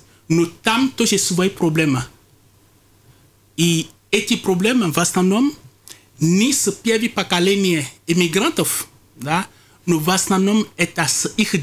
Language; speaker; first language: Russian; non-native, fluent; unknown